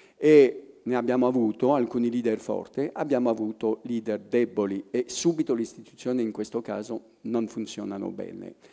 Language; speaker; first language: Italian; non-native, fluent; French